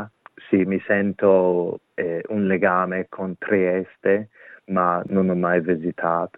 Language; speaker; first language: Italian; non-native, fluent; English